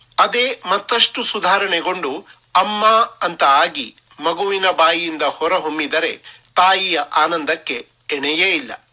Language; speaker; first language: Kannada; non-native, local second language; Marathi